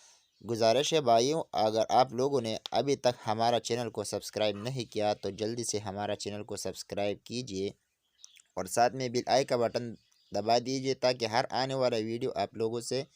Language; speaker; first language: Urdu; non-native, local second language; Pashto